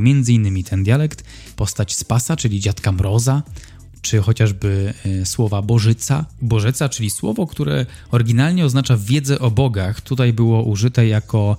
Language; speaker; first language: Polish; native; Polish